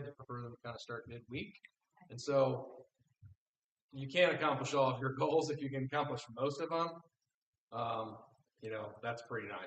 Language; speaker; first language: English; native; English